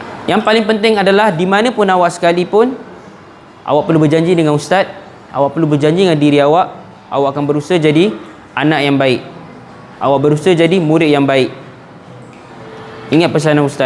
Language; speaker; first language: Malay; native; Malay